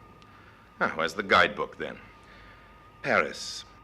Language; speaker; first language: English; native; English